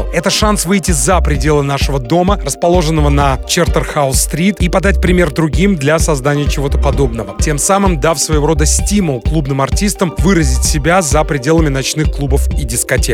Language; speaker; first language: Russian; native; Russian